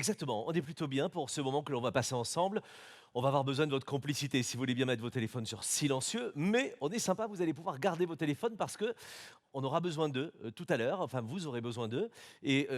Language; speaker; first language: French; native; French